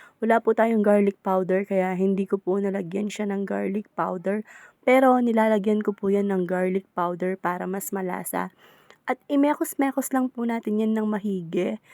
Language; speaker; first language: Filipino; native; Filipino